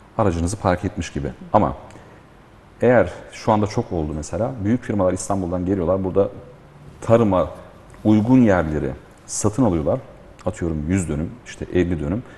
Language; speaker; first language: Turkish; early bilingual, heritage; Turkish